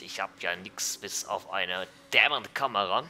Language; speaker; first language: German; native; German